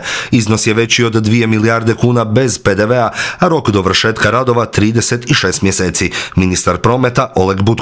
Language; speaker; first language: Croatian; native; Croatian